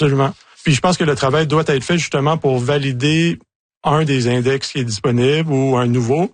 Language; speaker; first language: French; native; French